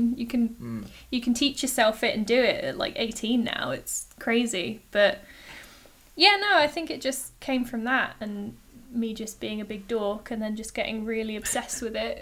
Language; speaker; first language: English; native; English